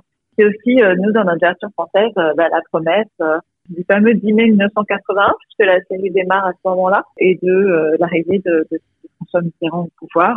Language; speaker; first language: French; native; French